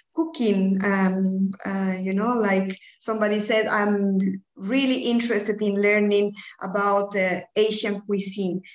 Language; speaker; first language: English; non-native, fluent; Spanish